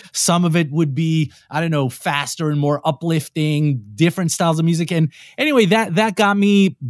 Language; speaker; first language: English; non-native, fluent; Hebrew